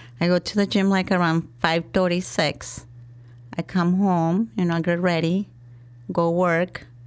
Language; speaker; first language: English; non-native, fluent; Spanish